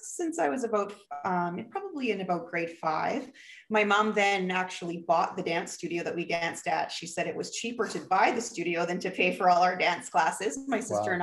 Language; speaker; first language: English; native; English